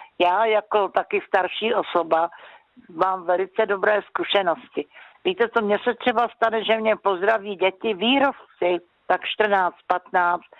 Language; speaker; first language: Czech; native; Czech